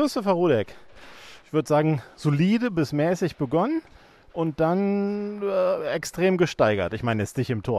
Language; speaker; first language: German; native; German